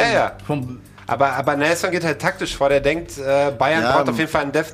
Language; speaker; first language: German; native; German